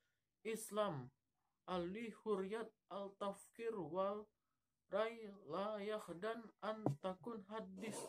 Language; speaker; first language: Arabic; non-native, learner; Indonesian